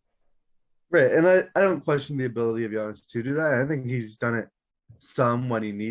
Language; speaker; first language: English; native; English